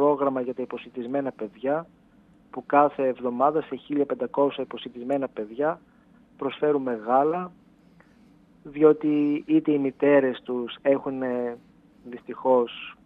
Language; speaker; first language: Greek; native; Greek